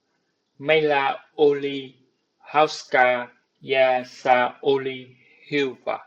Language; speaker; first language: Finnish; non-native, learner; Vietnamese